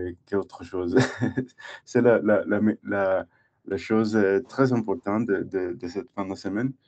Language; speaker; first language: French; non-native, learner; English